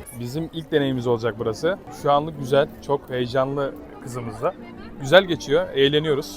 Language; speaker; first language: Turkish; native; Turkish